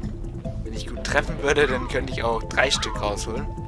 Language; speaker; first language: German; native; German